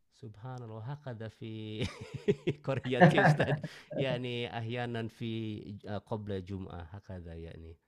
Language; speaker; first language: Arabic; non-native, learner; Indonesian